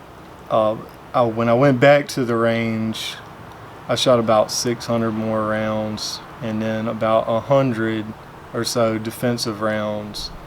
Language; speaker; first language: English; native; English